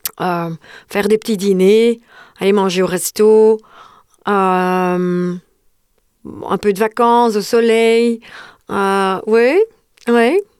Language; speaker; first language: French; non-native, local second language; Dutch